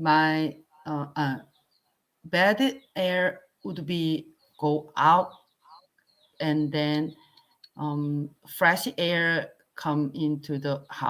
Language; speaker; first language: English; non-native, learner; Korean